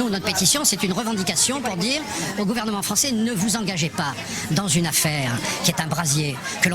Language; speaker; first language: French; native; French